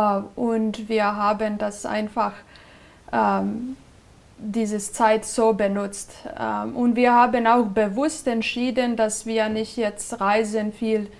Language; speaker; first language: German; non-native, fluent; Serbian